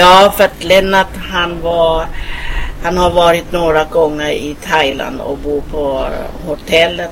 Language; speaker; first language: Swedish; non-native, fluent; Thai